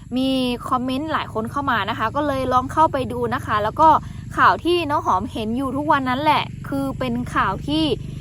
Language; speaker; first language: Thai; non-native, fluent; Shan